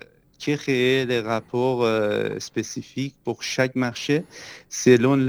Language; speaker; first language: French; non-native, fluent; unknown